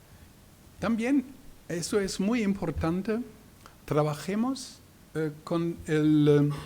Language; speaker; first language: Spanish; non-native, learner; German